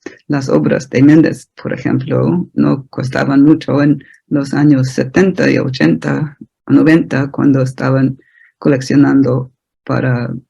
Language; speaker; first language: Spanish; non-native, fluent; English